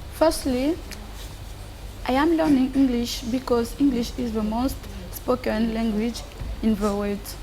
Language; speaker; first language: English; non-native, learner; French